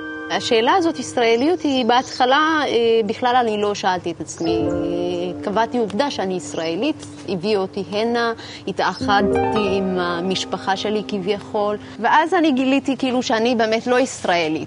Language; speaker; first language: Hebrew; non-native, fluent; Amharic